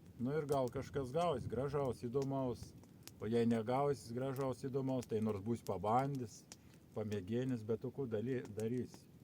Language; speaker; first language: Lithuanian; native; Lithuanian